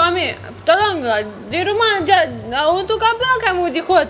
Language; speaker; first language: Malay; non-native, learner; Russian